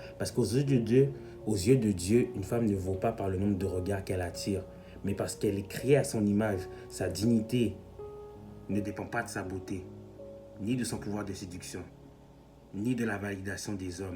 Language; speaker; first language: French; native; French